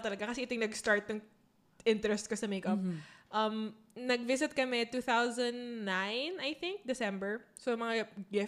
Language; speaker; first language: English; non-native, local second language; Filipino